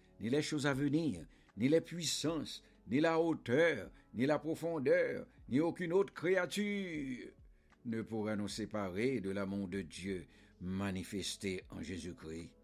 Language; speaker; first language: French; non-native, local second language; Haitian Creole